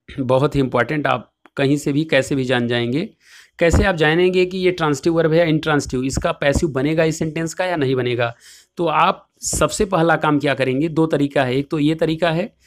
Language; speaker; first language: Hindi; native; Hindi